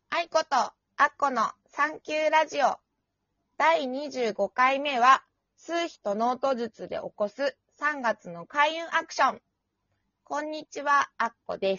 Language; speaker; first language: Japanese; native; Japanese